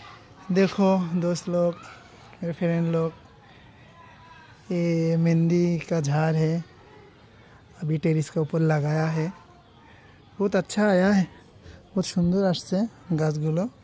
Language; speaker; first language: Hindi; non-native, local second language; Bangla